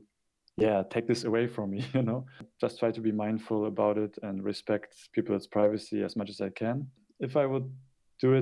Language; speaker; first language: English; non-native, fluent; German